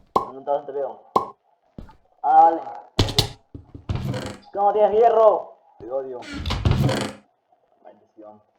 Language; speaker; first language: Spanish; native; Spanish